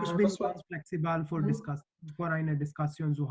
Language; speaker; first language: German; non-native, learner; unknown